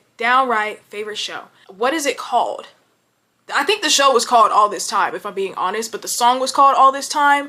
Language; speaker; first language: English; native; English